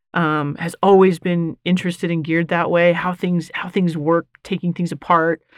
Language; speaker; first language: English; native; English